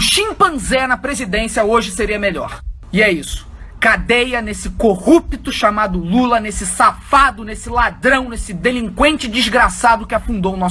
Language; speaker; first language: Portuguese; native; Portuguese